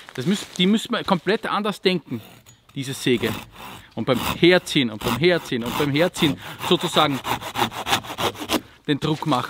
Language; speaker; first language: German; native; German